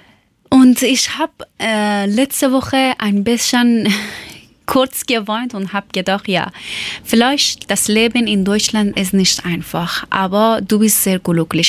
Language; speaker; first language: German; non-native, learner; Persian